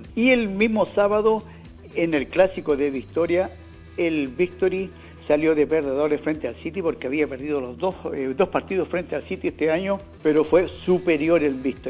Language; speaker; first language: Spanish; native; Spanish